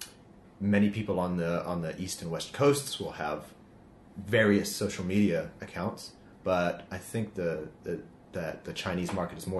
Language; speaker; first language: English; native; English